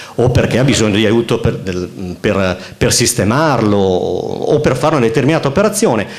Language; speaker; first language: Italian; native; Italian